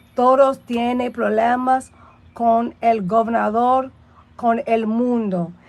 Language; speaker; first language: Spanish; non-native, learner; English